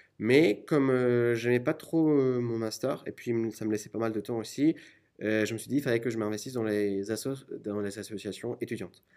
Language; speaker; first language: French; non-native, fluent; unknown